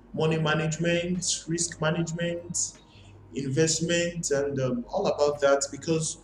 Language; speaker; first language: English; non-native, learner; Portuguese